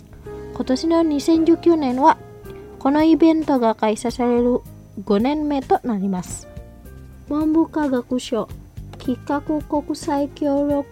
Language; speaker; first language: Japanese; non-native, fluent; Indonesian